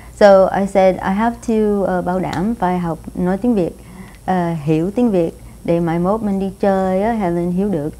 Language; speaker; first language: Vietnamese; non-native, fluent; English